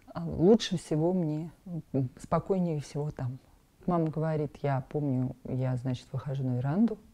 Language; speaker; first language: Russian; non-native, local second language; Armenian